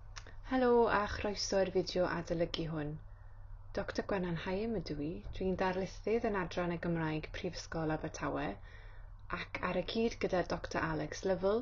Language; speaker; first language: Welsh; native; Welsh